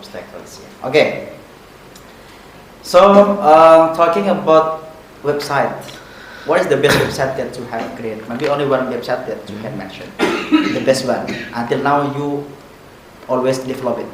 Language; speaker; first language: English; non-native, fluent; Indonesian